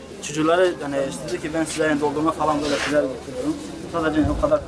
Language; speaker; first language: Turkish; non-native, learner; Tajik